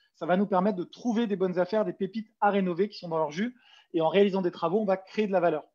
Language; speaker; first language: French; native; French